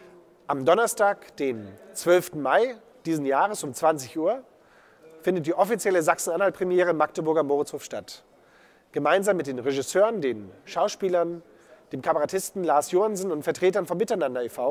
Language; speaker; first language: German; native; German